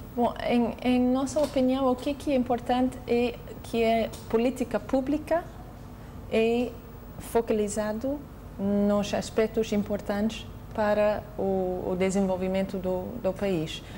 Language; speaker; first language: Portuguese; non-native, fluent; English